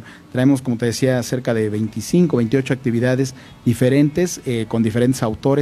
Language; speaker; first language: Spanish; native; Spanish